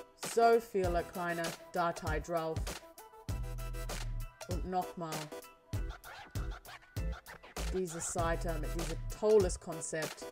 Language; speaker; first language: German; non-native, learner; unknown